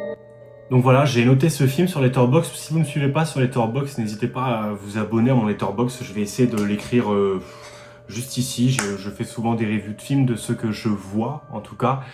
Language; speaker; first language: French; native; French